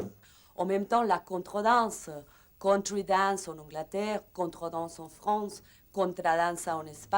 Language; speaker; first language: French; non-native, fluent; Spanish